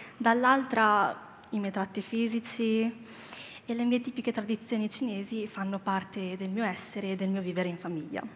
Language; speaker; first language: Italian; early bilingual, other home language; Chinese